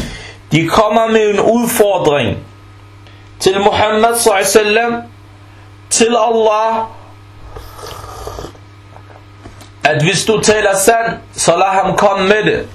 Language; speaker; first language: Danish; early bilingual, other home language; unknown